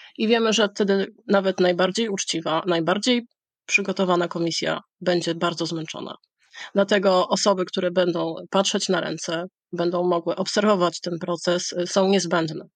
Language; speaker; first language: Polish; native; Polish